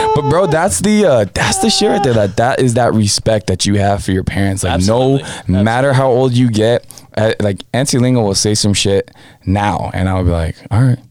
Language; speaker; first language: English; native; English